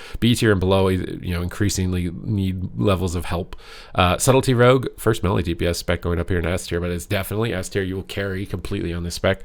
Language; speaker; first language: English; native; English